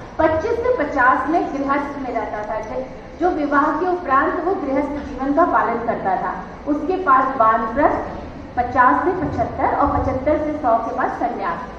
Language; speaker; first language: Hindi; native; Hindi